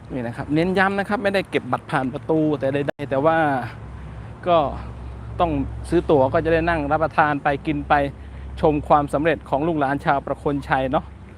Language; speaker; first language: Thai; non-native, local second language; Northern Khmer